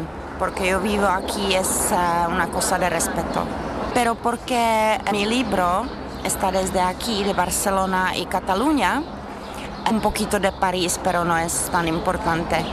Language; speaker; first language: Spanish; non-native, fluent; Czech